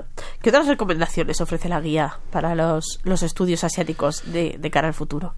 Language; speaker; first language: Spanish; native; Spanish